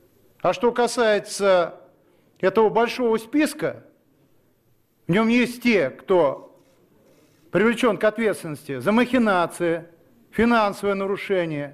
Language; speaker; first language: Russian; native; Russian